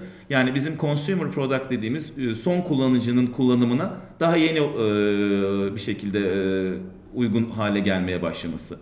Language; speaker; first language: Turkish; native; Turkish